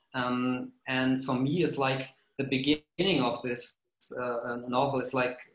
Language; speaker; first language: English; non-native, fluent; German